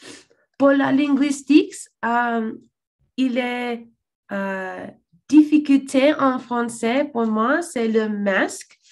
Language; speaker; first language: French; non-native, learner; English